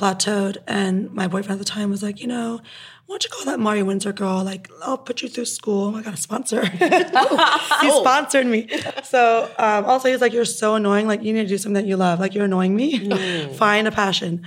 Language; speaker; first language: English; native; English